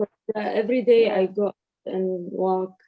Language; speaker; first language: English; non-native, learner; Arabic